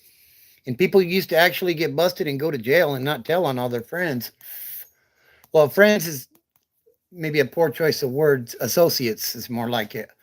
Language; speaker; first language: English; native; English